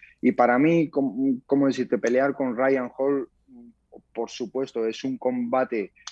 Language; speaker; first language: Spanish; non-native, fluent; Georgian